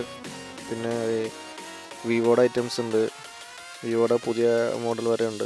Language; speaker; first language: Malayalam; native; Malayalam